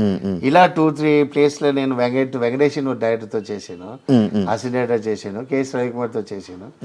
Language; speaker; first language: Telugu; non-native, learner; Tamil